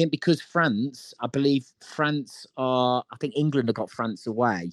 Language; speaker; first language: English; native; English